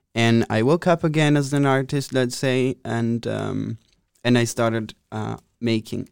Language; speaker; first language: English; non-native, fluent; Italian